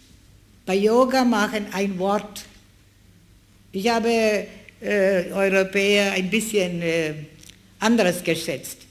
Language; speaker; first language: German; non-native, fluent; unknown